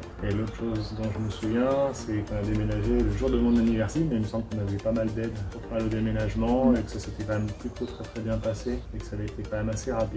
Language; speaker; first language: French; native; French